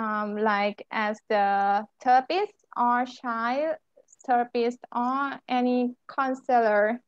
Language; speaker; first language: English; non-native, learner; Thai